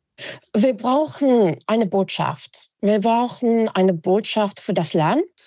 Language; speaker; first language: German; non-native, fluent; English